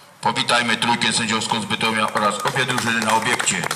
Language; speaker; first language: Polish; native; Polish